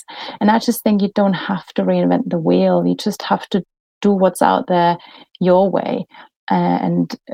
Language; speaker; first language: English; non-native, fluent; German